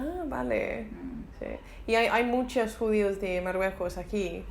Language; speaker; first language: Spanish; non-native, learner; English